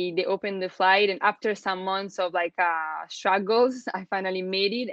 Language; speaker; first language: English; non-native, fluent; Italian